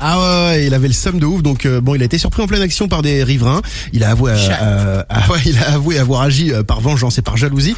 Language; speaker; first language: French; native; French